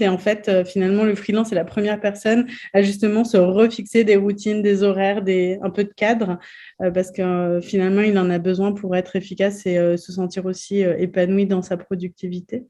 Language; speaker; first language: French; native; French